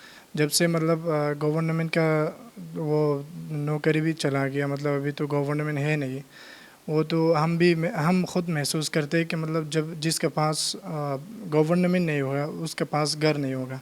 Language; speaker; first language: Hindi; non-native, learner; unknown